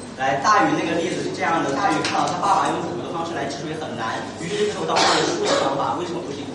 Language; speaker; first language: Chinese; native; Chinese